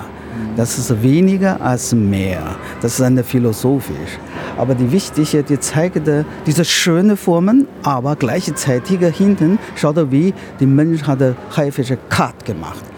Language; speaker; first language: German; non-native, learner; Chinese